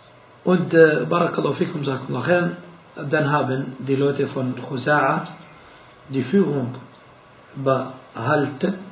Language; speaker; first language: German; non-native, fluent; Arabic